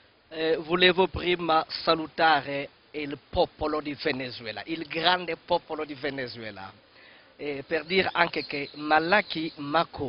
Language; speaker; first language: Italian; non-native, fluent; Kongo